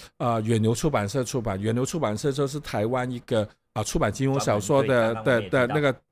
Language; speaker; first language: Chinese; non-native, local second language; Cantonese